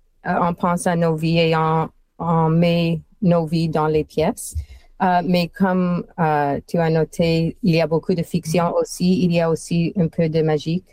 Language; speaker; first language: French; non-native, learner; English